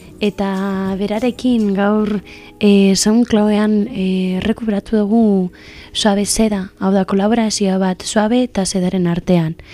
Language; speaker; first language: Basque; non-native, local second language; Spanish